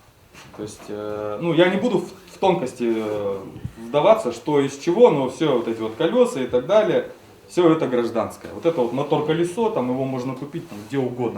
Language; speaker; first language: Russian; native; Russian